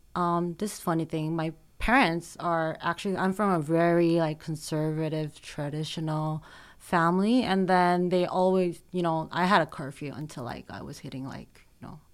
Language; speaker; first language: English; early bilingual, other home language; Korean